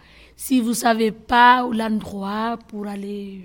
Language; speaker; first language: French; non-native, learner; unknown